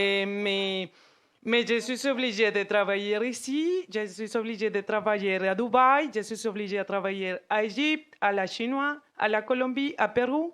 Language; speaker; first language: French; non-native, fluent; Spanish